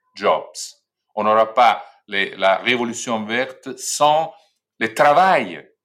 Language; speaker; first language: French; non-native, fluent; Italian